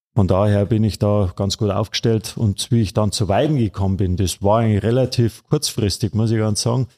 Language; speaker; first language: German; native; German